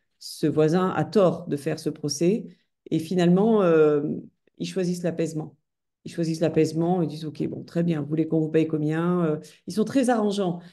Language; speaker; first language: French; native; French